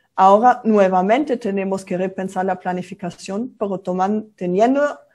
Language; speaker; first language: Spanish; non-native, fluent; German